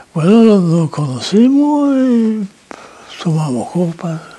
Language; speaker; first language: Spanish; non-native, fluent; Swedish